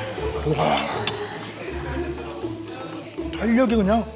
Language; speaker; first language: Korean; native; Korean